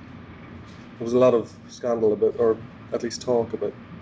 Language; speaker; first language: English; native; English